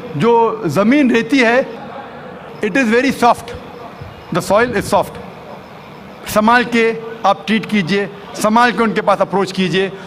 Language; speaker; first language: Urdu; non-native, local second language; Konkani